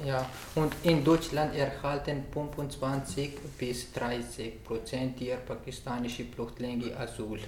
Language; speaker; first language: German; non-native, learner; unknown